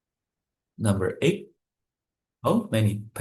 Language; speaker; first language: English; non-native, fluent; Indonesian